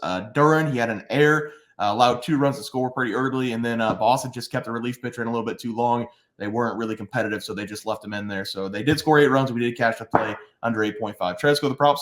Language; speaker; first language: English; native; English